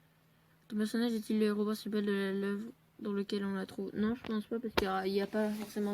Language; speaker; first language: French; native; French